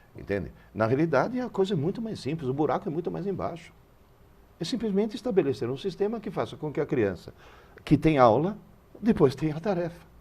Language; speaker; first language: Portuguese; early bilingual, other home language; Italian